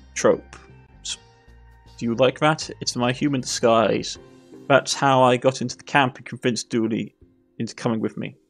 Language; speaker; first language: English; native; English